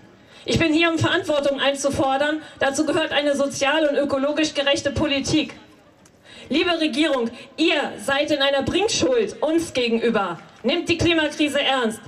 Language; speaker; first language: German; native; German